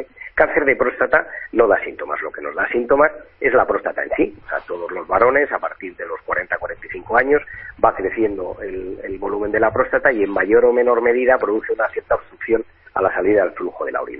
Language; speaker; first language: Spanish; native; Spanish